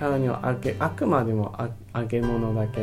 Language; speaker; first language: Japanese; non-native, fluent; Chinese